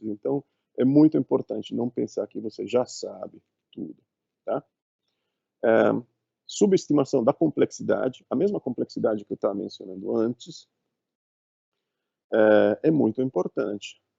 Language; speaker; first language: Portuguese; non-native, fluent; Italian